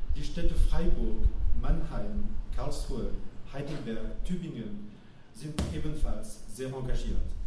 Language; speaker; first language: German; non-native, fluent; French